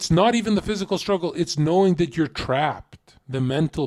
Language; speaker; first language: English; native; English